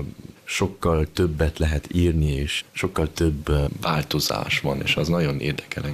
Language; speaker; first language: Hungarian; early bilingual, heritage; Hungarian